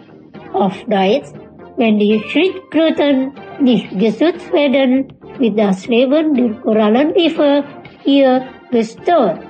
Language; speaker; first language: German; non-native, learner; Indonesian